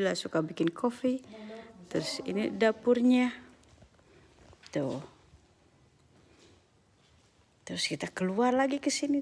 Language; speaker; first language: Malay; non-native, local second language; Sundanese